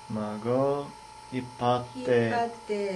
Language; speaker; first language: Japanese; non-native, learner; English